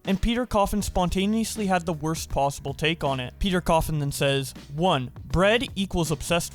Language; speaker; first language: English; native; English